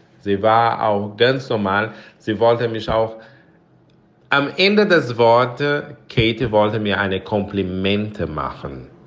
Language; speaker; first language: German; non-native, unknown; Portuguese